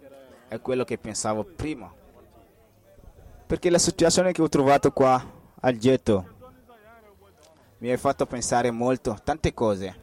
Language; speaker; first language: Italian; non-native, learner; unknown